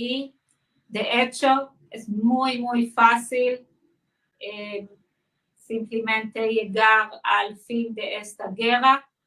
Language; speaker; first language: Spanish; non-native, fluent; Hebrew